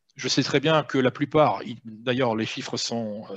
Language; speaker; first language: French; native; French